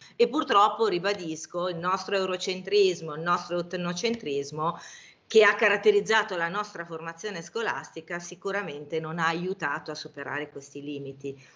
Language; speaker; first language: Italian; native; Italian